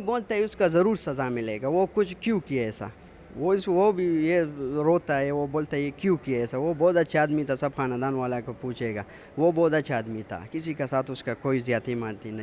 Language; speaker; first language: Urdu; non-native, local second language; Pashto